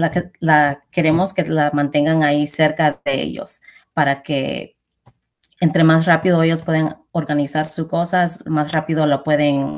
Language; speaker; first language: Spanish; early bilingual, heritage; Spanish